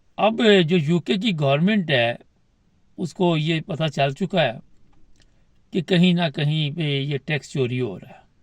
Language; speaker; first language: Urdu; non-native, local second language; Punjabi